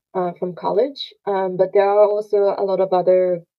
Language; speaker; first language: English; non-native, fluent; Japanese